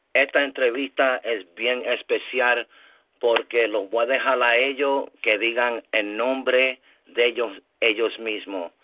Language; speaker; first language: Spanish; early bilingual, heritage; English